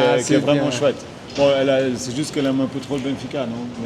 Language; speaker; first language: French; native; French